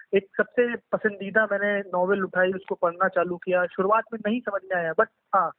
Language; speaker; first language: Hindi; native; Hindi